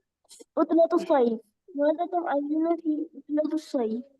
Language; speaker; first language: Arabic; non-native, learner; Hindi